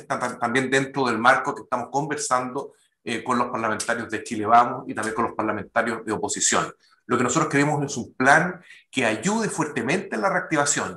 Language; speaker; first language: Spanish; native; Spanish